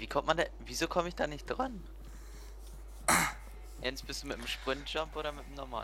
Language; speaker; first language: German; native; German